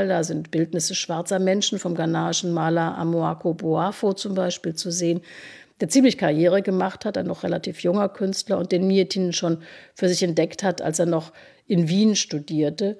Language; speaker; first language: German; native; German